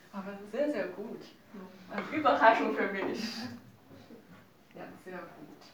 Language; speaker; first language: German; non-native, learner; Chinese